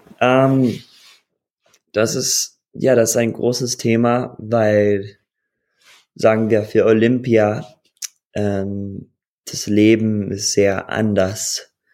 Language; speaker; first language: German; early bilingual, heritage; German